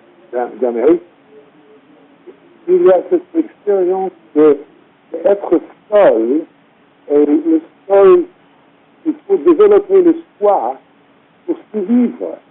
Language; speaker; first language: French; non-native, fluent; English